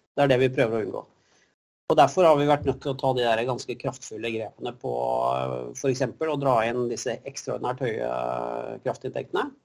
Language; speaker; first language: Norwegian; native; Norwegian